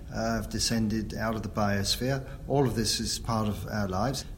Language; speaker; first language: English; native; English